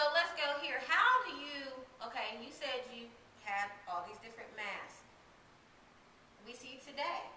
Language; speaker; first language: English; native; English